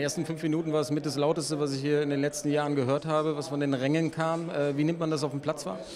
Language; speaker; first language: German; native; German